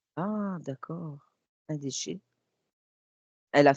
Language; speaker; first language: French; native; French